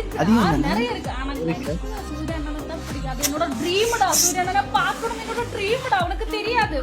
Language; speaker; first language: Tamil; non-native, local second language; Malayalam